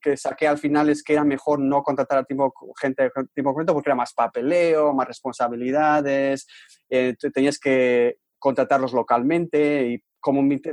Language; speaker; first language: Spanish; native; Spanish